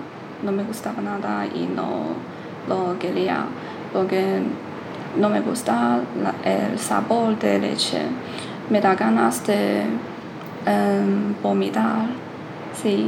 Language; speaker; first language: Spanish; non-native, learner; Chinese